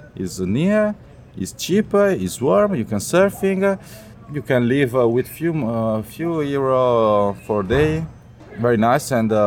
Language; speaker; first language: English; non-native, learner; Italian